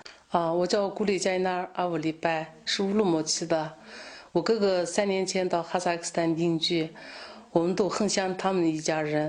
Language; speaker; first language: Chinese; non-native, local second language; Kazakh